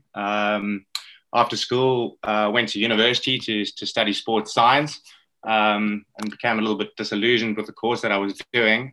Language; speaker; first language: English; native; English